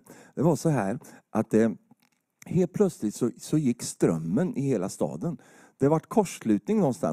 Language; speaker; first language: Swedish; native; Swedish